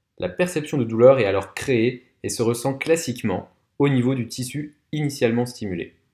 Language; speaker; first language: French; native; French